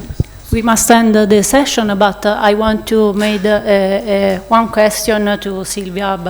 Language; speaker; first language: English; non-native, learner; Italian